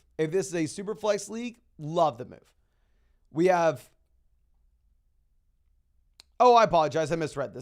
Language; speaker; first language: English; native; English